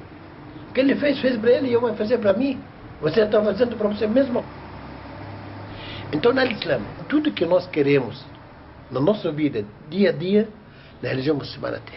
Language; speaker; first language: Portuguese; non-native, learner; Arabic